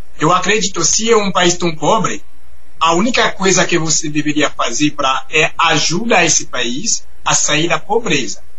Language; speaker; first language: Portuguese; non-native, fluent; Haitian Creole